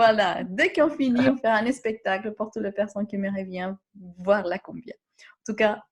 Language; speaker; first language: French; non-native, fluent; Spanish